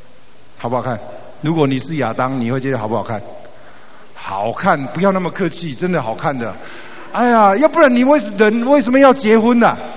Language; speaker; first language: Chinese; native; Chinese